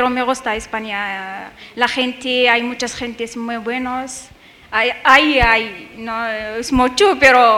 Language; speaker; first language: Spanish; non-native, learner; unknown